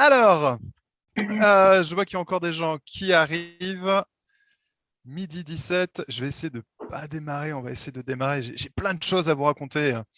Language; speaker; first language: French; native; French